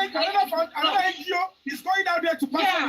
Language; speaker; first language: English; non-native, local second language; Yoruba